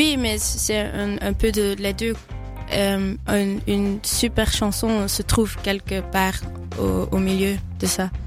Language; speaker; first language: French; non-native, fluent; Dutch